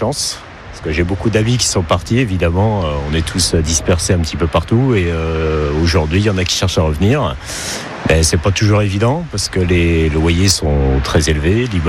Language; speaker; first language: French; native; French